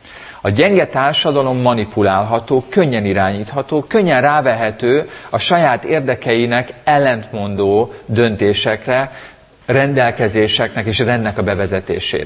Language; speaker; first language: Hungarian; native; Hungarian